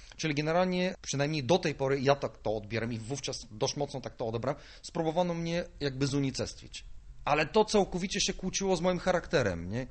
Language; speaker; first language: Polish; non-native, fluent; Bulgarian